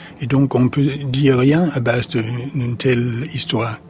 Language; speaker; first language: French; non-native, fluent; Danish